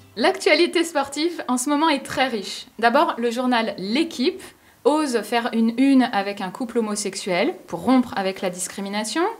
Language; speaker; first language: French; native; French